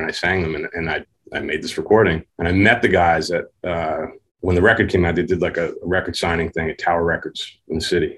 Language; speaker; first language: English; native; English